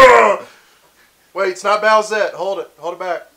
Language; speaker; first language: English; native; English